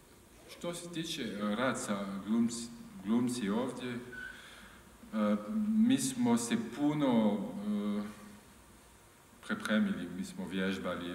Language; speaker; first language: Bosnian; non-native, learner; French